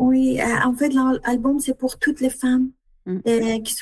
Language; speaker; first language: French; non-native, learner; Persian